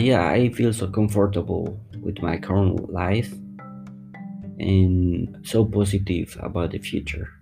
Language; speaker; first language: English; non-native, fluent; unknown